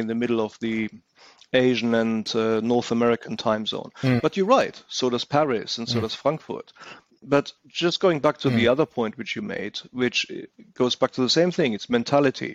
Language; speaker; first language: English; non-native, fluent; German